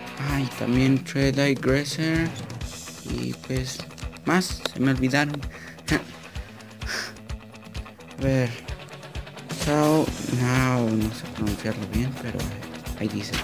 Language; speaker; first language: Spanish; early bilingual, other home language; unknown